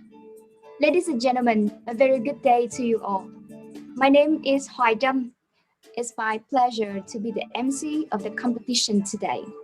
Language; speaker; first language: English; non-native, fluent; Vietnamese